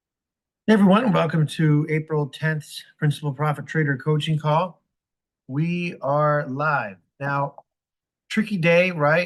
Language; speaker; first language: English; native; English